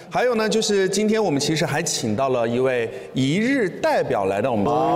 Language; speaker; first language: Chinese; native; Chinese